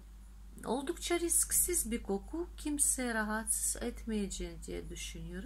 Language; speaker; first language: Turkish; non-native, fluent; Russian